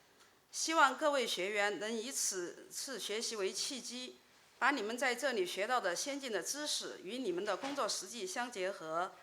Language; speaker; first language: Chinese; native; Chinese